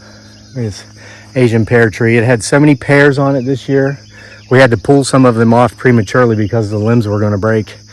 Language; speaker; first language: English; native; English